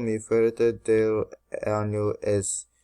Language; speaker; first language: Spanish; non-native, learner; English